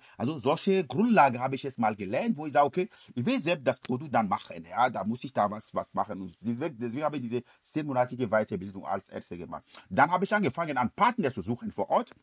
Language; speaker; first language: German; non-native, fluent; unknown